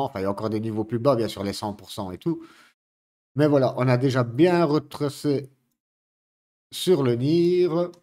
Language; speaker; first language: French; native; French